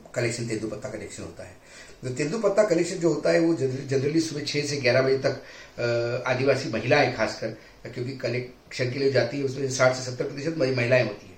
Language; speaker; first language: Hindi; non-native, local second language; Marathi